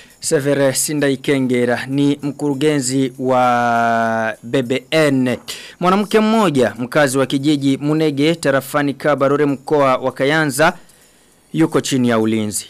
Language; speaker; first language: Swahili; non-native, local second language; Rundi